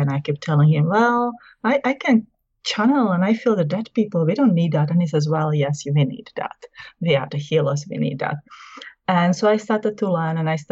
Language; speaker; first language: English; non-native, fluent; Czech